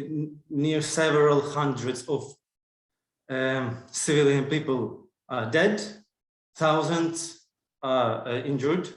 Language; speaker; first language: English; non-native, learner; Ukrainian